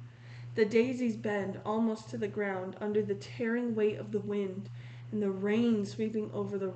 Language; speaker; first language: English; native; English